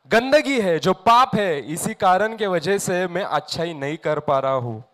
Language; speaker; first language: Hindi; non-native, local second language; Marathi